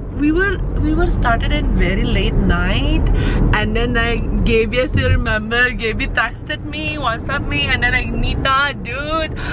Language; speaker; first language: English; non-native, fluent; Indonesian